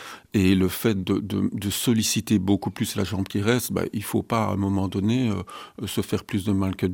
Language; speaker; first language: French; native; French